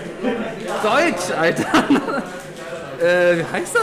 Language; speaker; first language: German; native; German